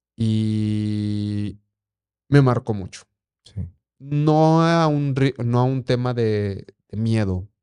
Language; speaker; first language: Spanish; native; Spanish